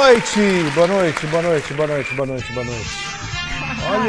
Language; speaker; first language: Portuguese; native; Portuguese